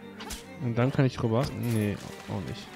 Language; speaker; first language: German; native; German